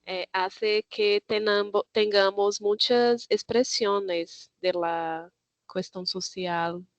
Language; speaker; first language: Spanish; non-native, learner; Portuguese